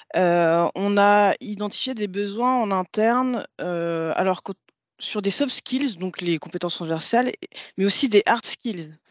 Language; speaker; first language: French; native; French